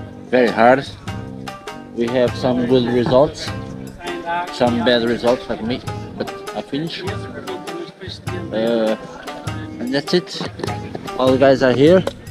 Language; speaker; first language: English; non-native, learner; Portuguese